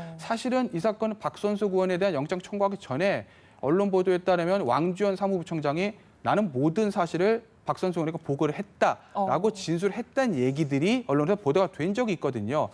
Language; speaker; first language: Korean; native; Korean